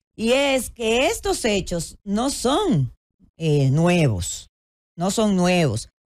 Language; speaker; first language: Spanish; native; Spanish